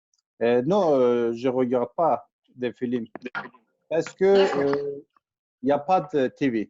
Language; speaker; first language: French; non-native, learner; Kurdish